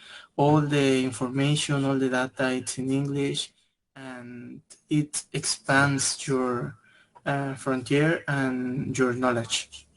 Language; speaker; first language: English; non-native, learner; Spanish